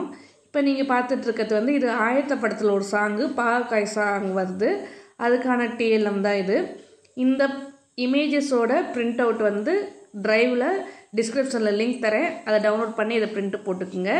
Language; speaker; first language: Tamil; native; Tamil